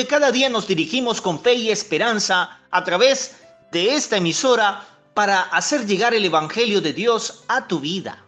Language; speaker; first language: Spanish; native; Spanish